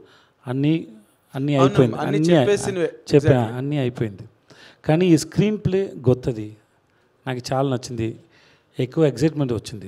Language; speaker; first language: Telugu; non-native, learner; Tamil